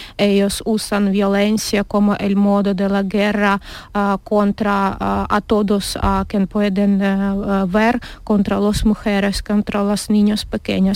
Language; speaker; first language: Spanish; non-native, learner; Ukrainian